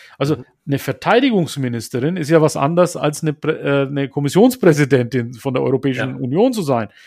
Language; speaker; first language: German; early bilingual, other home language; Turkish